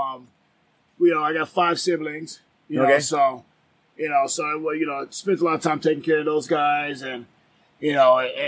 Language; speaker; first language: English; native; English